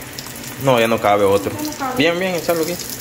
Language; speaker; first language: Spanish; native; Spanish